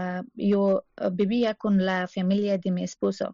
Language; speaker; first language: Spanish; non-native, learner; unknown